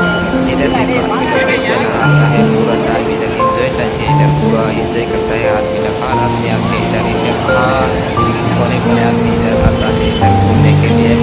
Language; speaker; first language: Hindi; non-native, local second language; Assamese